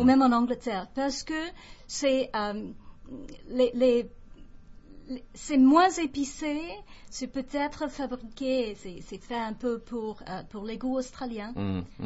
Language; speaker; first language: French; non-native, fluent; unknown